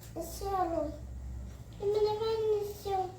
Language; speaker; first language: Turkish; early bilingual, heritage; Turkish